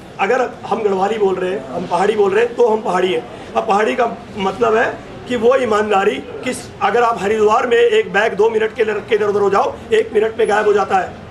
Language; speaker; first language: Hindi; non-native, local second language; Garhwali